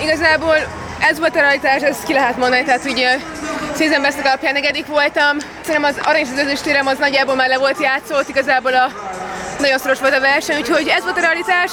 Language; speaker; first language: Hungarian; native; Hungarian